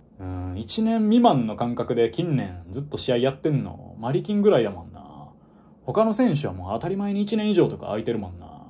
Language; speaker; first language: Japanese; native; Japanese